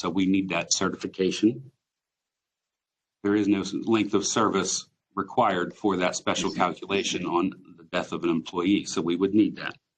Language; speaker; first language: English; native; English